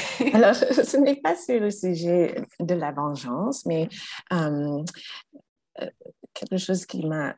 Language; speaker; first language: French; non-native, fluent; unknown